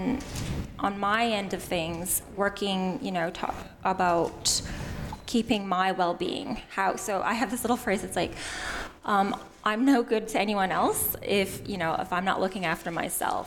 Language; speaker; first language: English; native; English